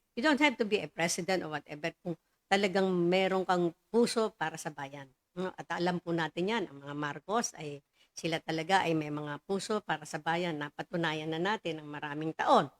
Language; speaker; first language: Filipino; native; Filipino